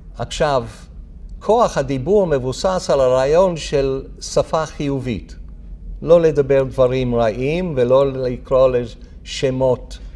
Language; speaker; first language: Hebrew; non-native, fluent; English